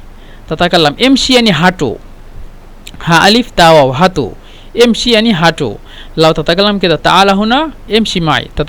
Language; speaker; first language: Arabic; non-native, fluent; Bangla